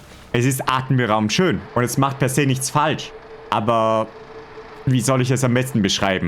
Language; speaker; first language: German; native; German